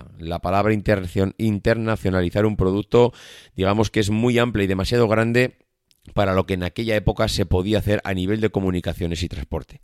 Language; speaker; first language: Spanish; native; Spanish